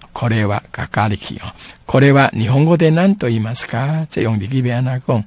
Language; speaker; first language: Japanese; non-native, fluent; Min Nan Chinese